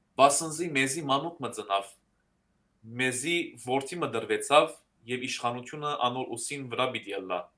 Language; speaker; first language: Armenian; early bilingual, heritage; Armenian